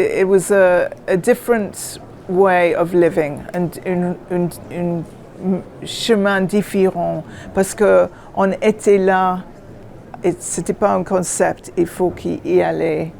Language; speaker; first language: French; non-native, learner; English